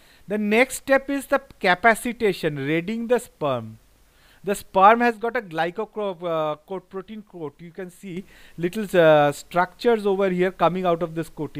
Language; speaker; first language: English; non-native, local second language; Bangla